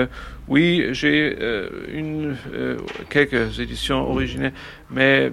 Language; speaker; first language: French; non-native, learner; German